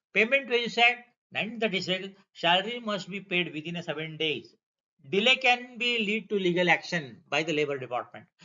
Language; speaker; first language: English; non-native, local second language; Kannada